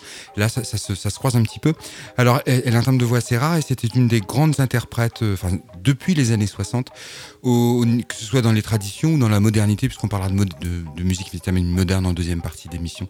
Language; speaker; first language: French; native; French